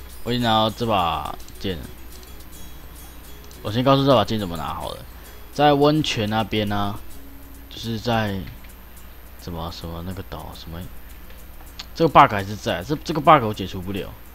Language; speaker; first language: Chinese; native; Chinese